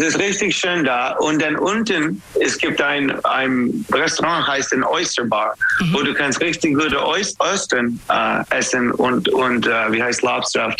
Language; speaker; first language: German; non-native, learner; English